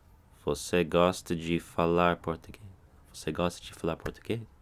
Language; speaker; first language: Portuguese; non-native, fluent; English